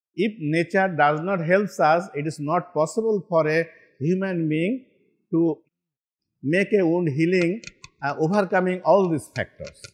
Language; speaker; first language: English; non-native, local second language; Bangla